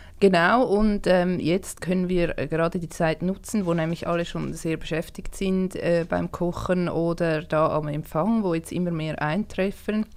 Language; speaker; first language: German; native; German